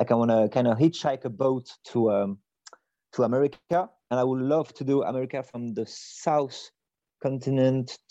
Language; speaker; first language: English; non-native, fluent; French